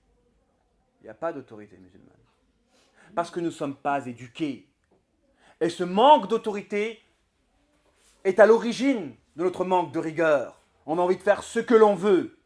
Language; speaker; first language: French; native; French